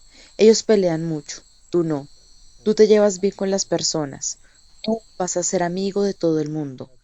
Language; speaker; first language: Spanish; native; Spanish